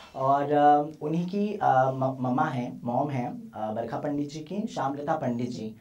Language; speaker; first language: Hindi; native; Hindi